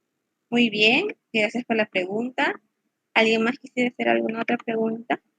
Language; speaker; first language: Spanish; native; Spanish